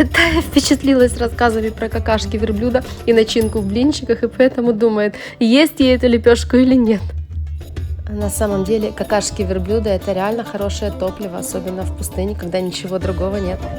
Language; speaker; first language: Russian; native; Russian